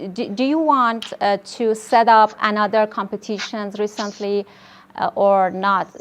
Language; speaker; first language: English; non-native, fluent; Persian